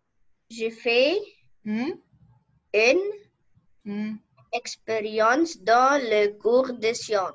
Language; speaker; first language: French; non-native, learner; Arabic